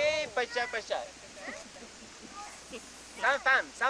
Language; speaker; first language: French; native; French